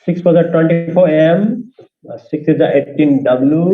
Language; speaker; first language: English; non-native, local second language; Nepali